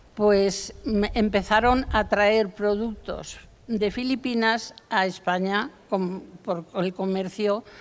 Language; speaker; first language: Spanish; native; Spanish